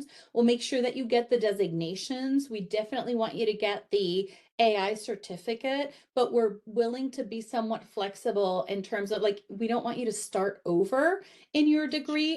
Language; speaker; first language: English; native; English